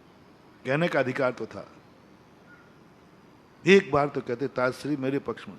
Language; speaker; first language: Hindi; native; Hindi